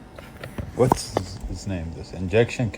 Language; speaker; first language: English; non-native, learner; Arabic